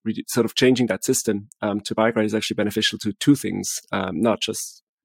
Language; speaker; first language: English; non-native, fluent; Swiss German